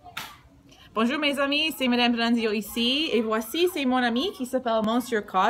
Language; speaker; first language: French; non-native, learner; English